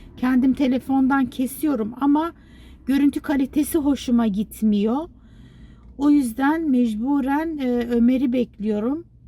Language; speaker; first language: Turkish; native; Turkish